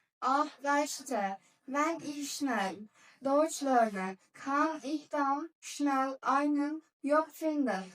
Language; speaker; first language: German; non-native, learner; Turkish